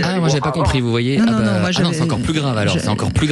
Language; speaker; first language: French; native; French